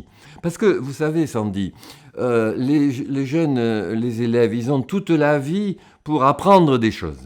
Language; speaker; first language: French; native; French